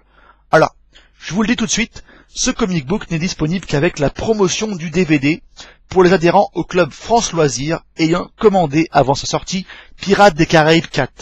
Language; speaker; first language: French; native; French